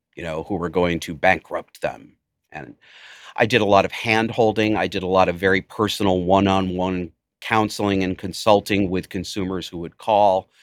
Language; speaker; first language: English; native; English